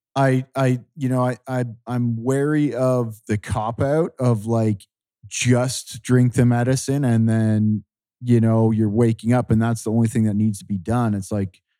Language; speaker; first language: English; native; English